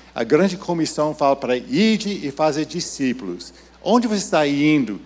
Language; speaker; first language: Portuguese; non-native, fluent; English